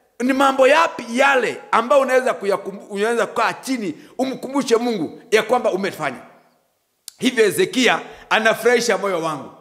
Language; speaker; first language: Swahili; non-native, local second language; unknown